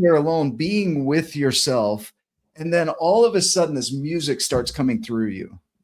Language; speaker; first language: English; native; English